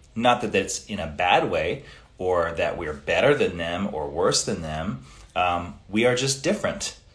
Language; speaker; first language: English; early bilingual, other home language; Italian